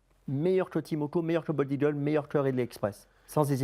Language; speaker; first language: French; native; French